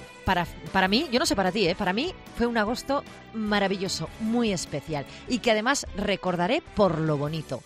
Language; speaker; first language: Spanish; native; Spanish